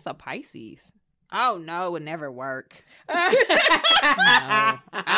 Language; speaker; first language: English; native; English